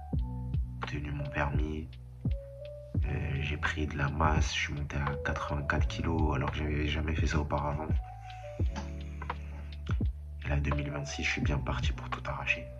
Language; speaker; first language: French; native; French